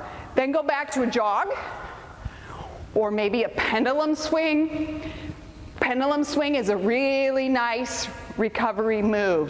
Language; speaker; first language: English; native; English